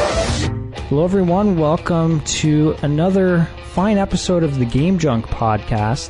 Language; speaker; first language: English; native; English